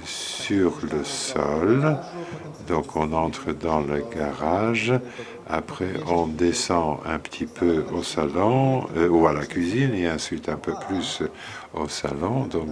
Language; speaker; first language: French; non-native, fluent; Polish